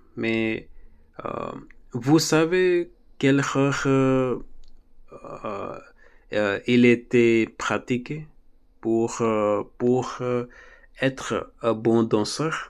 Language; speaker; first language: French; non-native, learner; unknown